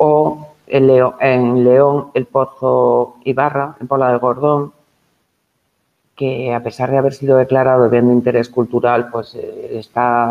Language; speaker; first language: Spanish; native; Spanish